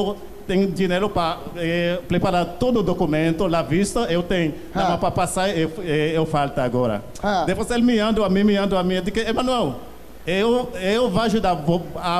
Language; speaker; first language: Portuguese; non-native, learner; Haitian Creole